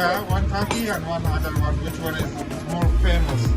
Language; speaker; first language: English; non-native, learner; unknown